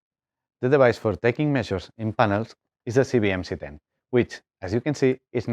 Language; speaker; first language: English; non-native, fluent; Spanish